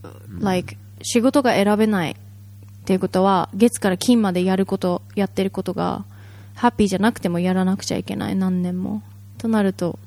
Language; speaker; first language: Japanese; native; Japanese